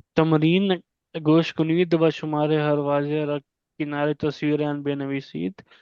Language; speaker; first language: Hindi; native; Hindi